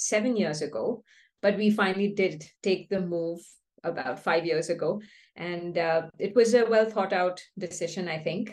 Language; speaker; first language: English; non-native, local second language; Kannada